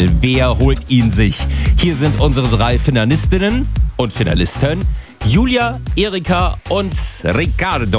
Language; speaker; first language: German; native; German